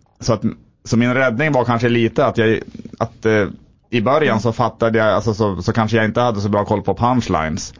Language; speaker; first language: Swedish; native; Swedish